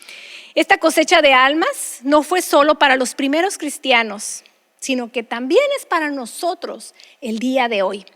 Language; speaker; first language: Spanish; native; Spanish